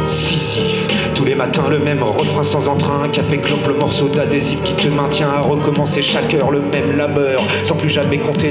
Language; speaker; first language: French; native; French